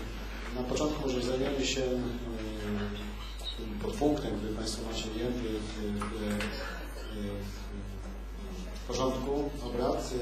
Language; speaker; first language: Polish; native; Polish